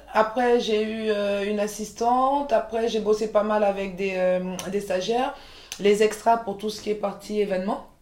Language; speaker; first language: French; early bilingual, other home language; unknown